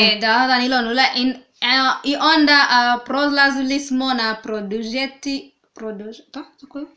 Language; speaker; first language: Serbian; non-native, learner; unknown